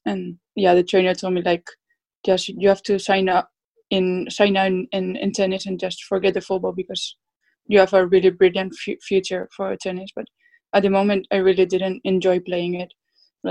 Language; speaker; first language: English; non-native, fluent; Spanish